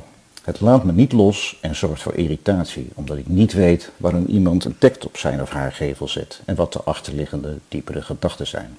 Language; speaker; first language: Dutch; native; Dutch